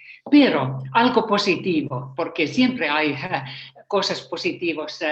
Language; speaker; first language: Spanish; non-native, fluent; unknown